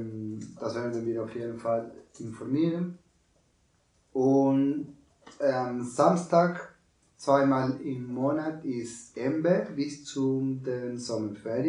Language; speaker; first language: German; non-native, learner; Spanish